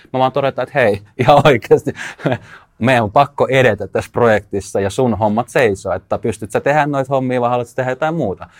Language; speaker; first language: Finnish; early bilingual, other home language; Russian